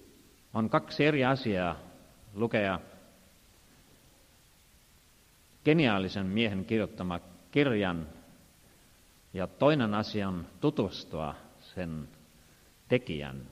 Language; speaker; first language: Finnish; non-native, fluent; Estonian